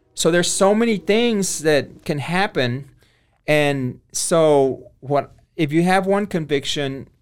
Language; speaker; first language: English; native; English